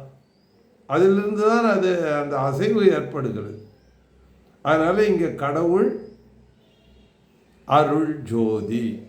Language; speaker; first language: Tamil; native; Tamil